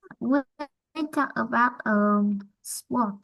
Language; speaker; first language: English; non-native, learner; Vietnamese